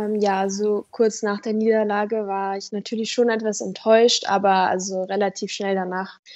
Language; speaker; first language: German; native; German